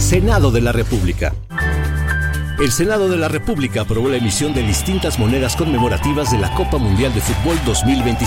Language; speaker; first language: Spanish; native; Spanish